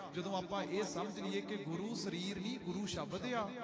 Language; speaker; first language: Punjabi; early bilingual, heritage; Punjabi